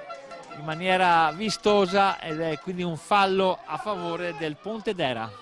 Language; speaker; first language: Italian; native; Italian